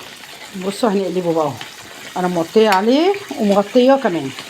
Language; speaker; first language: Arabic; native; Arabic